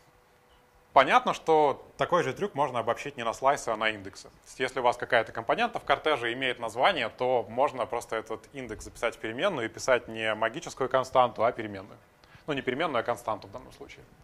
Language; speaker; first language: Russian; native; Russian